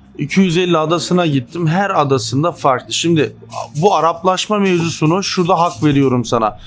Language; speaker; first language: Turkish; native; Turkish